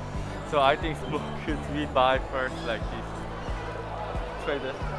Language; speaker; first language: English; non-native, learner; Korean